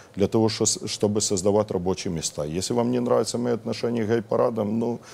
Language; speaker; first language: Russian; non-native, local second language; Ukrainian